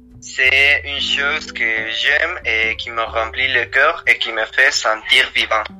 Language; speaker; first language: French; non-native, learner; Spanish